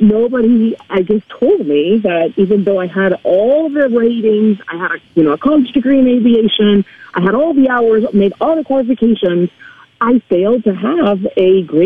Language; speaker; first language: English; non-native, fluent; Spanish